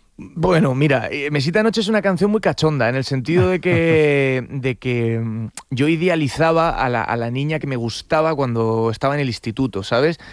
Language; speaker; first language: Spanish; native; Spanish